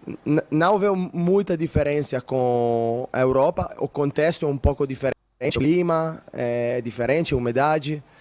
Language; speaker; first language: Portuguese; non-native, fluent; Italian